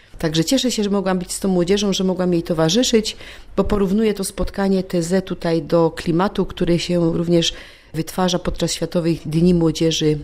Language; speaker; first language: Polish; native; Polish